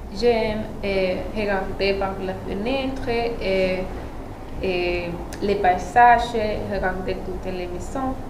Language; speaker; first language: French; non-native, learner; Spanish